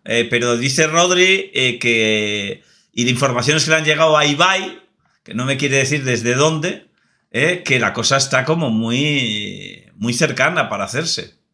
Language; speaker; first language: Spanish; native; Spanish